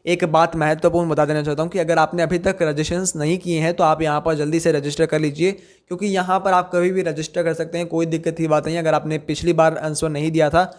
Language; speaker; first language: Hindi; native; Hindi